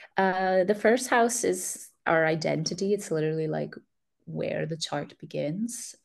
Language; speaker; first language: English; early bilingual, other home language; Macedonian